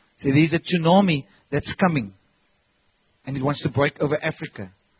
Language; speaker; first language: English; non-native, local second language; Afrikaans